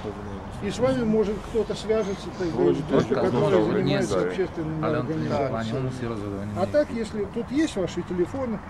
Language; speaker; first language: Russian; native; Russian